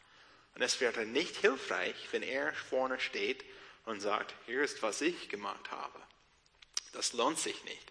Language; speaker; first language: German; non-native, learner; English